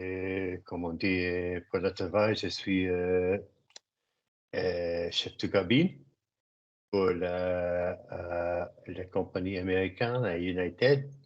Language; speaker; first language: French; non-native, learner; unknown